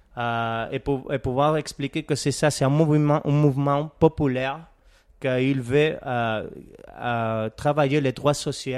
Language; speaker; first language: French; non-native, learner; Catalan